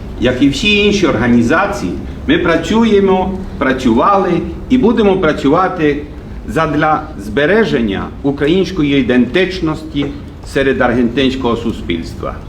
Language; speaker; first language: Ukrainian; early bilingual, heritage; Ukrainian